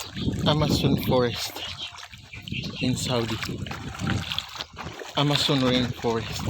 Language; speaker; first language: English; non-native, learner; Filipino